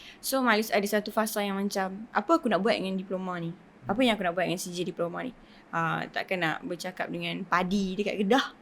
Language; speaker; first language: Malay; native; Malay